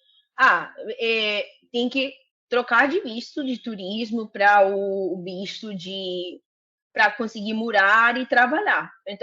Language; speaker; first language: Portuguese; non-native, fluent; Spanish